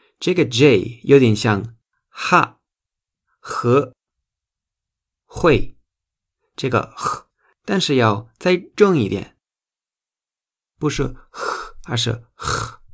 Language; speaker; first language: Chinese; non-native, fluent; Spanish